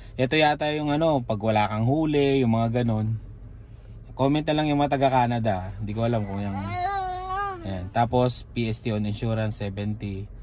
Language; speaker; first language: Filipino; native; Filipino